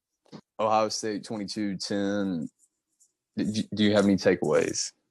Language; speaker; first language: English; native; English